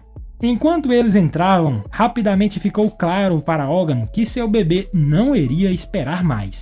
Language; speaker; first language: Portuguese; native; Portuguese